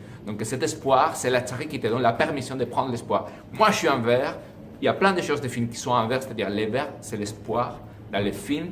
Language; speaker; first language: French; non-native, fluent; Spanish